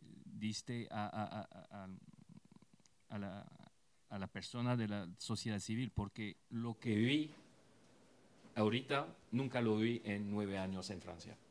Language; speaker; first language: Spanish; non-native, fluent; French